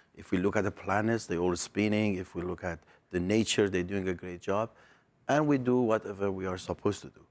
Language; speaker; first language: English; non-native, fluent; Persian